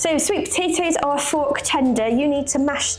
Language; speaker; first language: English; native; English